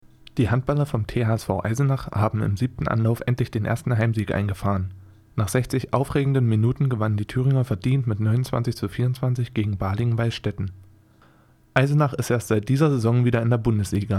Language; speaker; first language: German; native; German